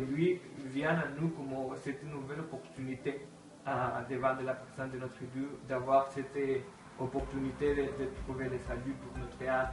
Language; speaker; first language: French; non-native, learner; Spanish